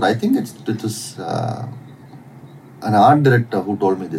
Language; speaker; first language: English; non-native, local second language; Tamil